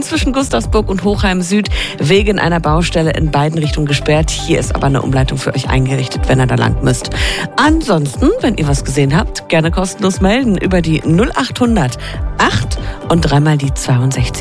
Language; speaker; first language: German; native; German